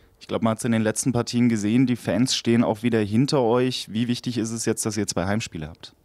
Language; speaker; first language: German; native; German